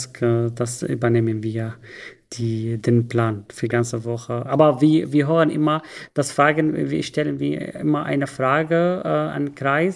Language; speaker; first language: German; non-native, learner; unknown